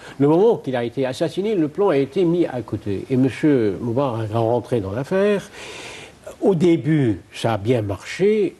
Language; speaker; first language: French; non-native, fluent; Arabic